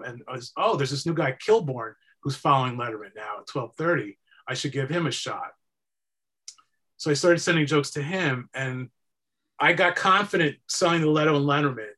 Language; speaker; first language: English; native; English